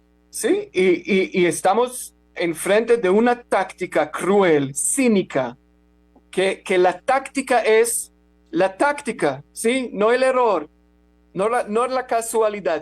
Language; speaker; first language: Spanish; non-native, fluent; Hebrew